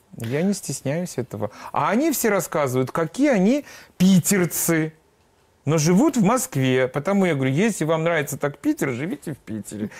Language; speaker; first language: Russian; native; Russian